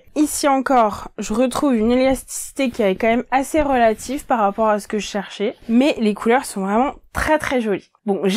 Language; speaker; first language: French; native; French